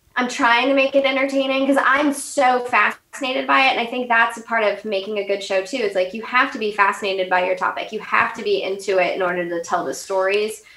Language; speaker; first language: English; native; English